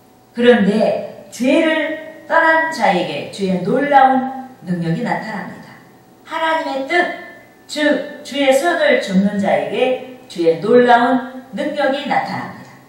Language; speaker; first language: Korean; native; Korean